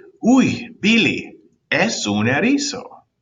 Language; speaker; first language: Spanish; non-native, fluent; English